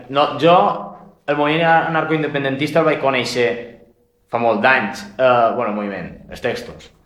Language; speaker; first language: Catalan; native; Catalan